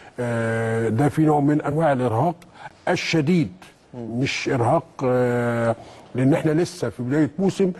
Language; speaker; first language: Egyptian Arabic; native; Egyptian Arabic